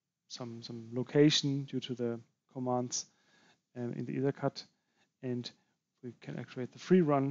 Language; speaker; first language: English; non-native, fluent; German